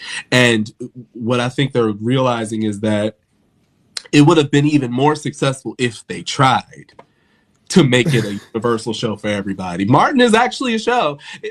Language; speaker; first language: English; native; English